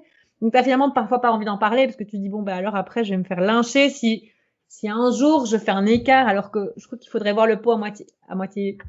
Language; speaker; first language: French; native; French